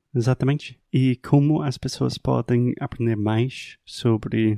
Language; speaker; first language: Portuguese; non-native, fluent; English